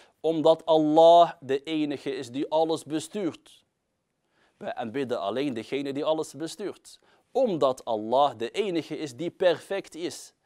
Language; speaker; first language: Dutch; early bilingual, other home language; Arabic